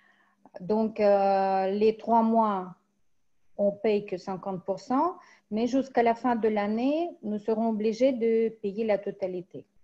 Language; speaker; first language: French; non-native, fluent; Russian